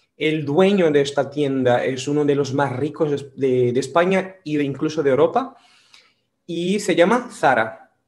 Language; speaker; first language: Spanish; non-native, fluent; Portuguese